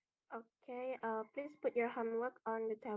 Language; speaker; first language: English; non-native, learner; Indonesian